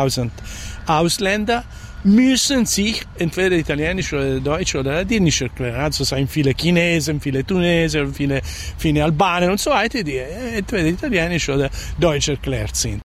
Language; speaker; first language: German; non-native, fluent; Italian